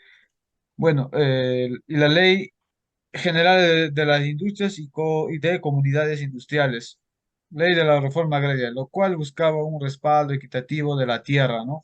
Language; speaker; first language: Spanish; native; Spanish